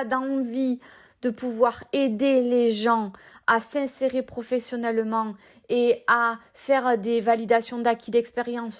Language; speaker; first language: French; native; French